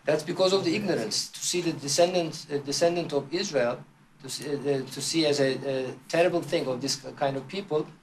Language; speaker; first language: English; non-native, fluent; Turkish